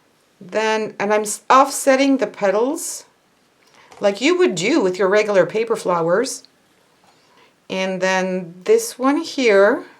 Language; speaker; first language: English; non-native, fluent; French